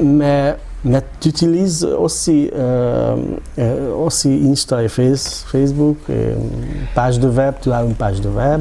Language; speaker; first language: French; non-native, learner; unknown